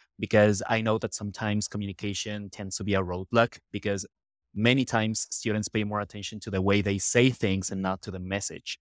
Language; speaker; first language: English; non-native, fluent; Spanish